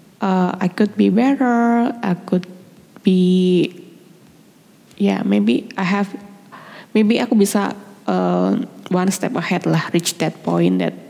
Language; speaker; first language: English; non-native, learner; Indonesian